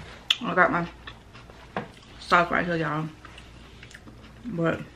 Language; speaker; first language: English; native; English